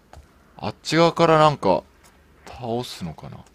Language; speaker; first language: Japanese; native; Japanese